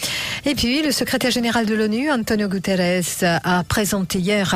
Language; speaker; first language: French; non-native, local second language; Morisyen